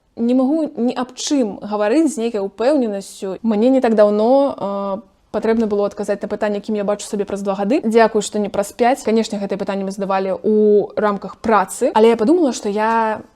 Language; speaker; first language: Belarusian; non-native, local second language; Russian